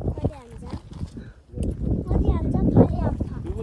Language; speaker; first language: Korean; early bilingual, heritage; Korean